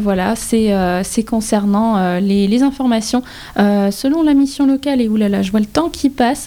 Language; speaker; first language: French; native; French